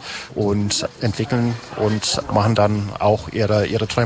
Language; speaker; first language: German; native; German